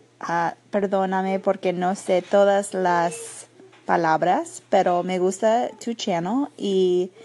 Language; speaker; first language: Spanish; non-native, learner; English